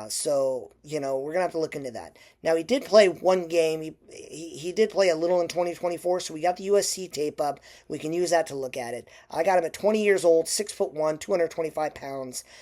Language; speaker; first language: English; native; English